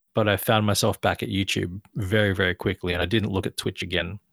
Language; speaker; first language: English; native; English